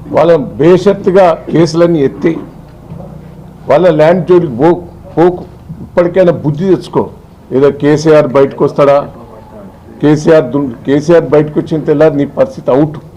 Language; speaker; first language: Telugu; native; Telugu